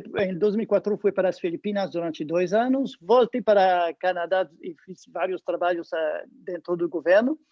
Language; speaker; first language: Portuguese; non-native, fluent; French